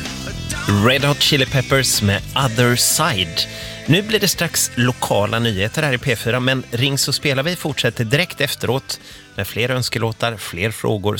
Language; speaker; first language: Swedish; native; Swedish